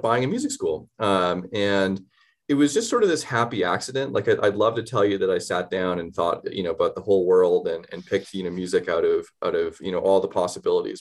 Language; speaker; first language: English; native; English